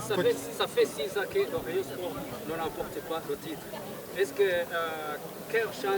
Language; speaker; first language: French; non-native, local second language; Kinyarwanda